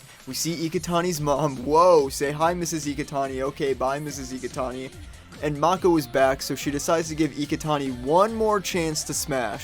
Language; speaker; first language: English; native; English